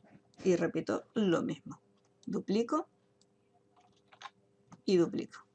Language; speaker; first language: Spanish; native; Spanish